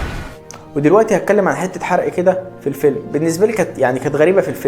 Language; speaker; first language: Arabic; native; Arabic